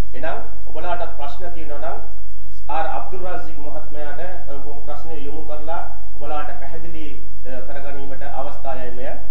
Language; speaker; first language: Sinhala; non-native, local second language; Tamil